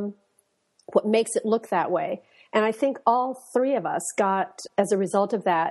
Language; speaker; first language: English; native; English